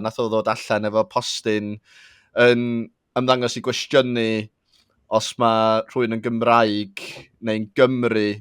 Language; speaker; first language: Welsh; native; Welsh